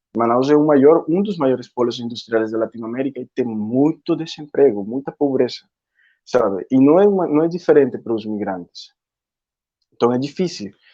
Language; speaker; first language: Portuguese; non-native, fluent; Spanish